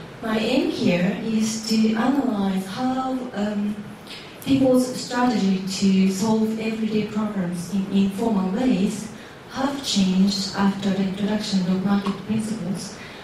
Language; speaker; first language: English; non-native, fluent; Japanese